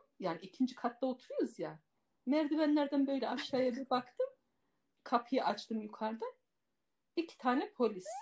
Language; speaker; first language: Turkish; native; Turkish